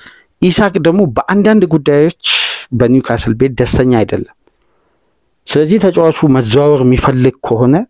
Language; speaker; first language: Amharic; native; Amharic